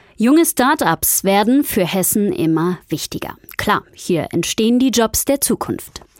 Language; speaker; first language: German; native; German